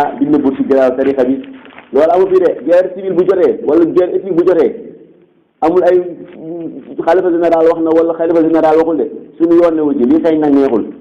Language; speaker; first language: Wolof; non-native, local second language; Fula